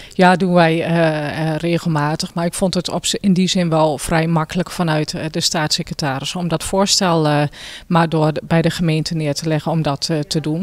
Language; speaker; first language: Dutch; native; Dutch